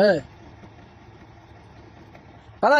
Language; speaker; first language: Arabic; non-native, learner; Bangla